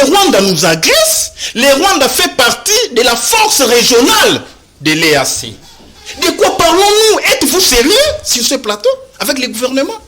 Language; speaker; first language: French; non-native, local second language; Lingala